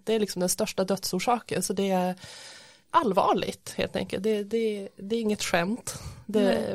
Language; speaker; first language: Swedish; native; Swedish